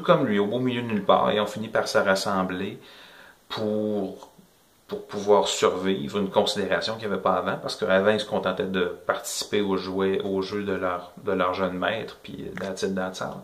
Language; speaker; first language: French; native; French